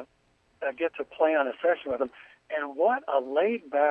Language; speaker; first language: English; native; English